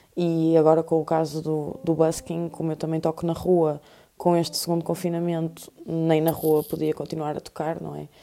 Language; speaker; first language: Portuguese; native; Portuguese